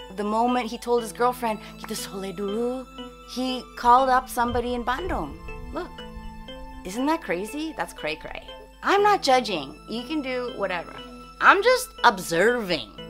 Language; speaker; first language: English; native; English